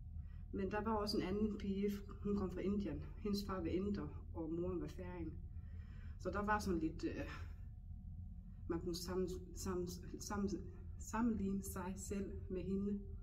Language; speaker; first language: Danish; non-native, local second language; Faroese